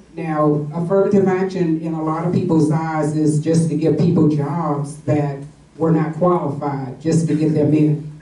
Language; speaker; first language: English; native; English